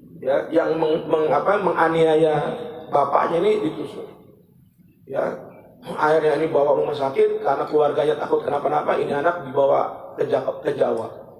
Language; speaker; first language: Indonesian; native; Indonesian